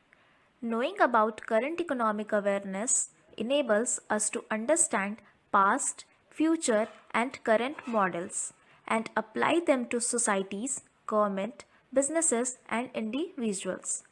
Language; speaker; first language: English; non-native, local second language; Hindi